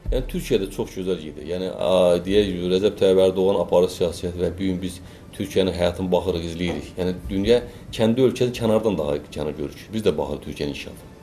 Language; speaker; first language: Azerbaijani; native; Azerbaijani